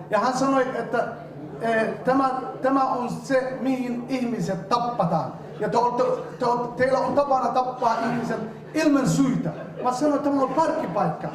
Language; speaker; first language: Finnish; non-native, fluent; Somali